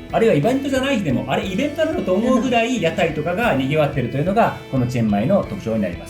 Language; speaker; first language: Japanese; native; Japanese